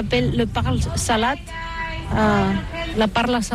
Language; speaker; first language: French; non-native, learner; Catalan